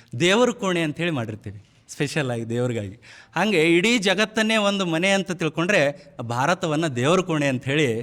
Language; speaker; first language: Kannada; native; Kannada